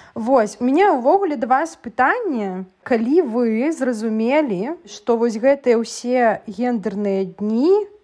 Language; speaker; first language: Belarusian; non-native, local second language; Russian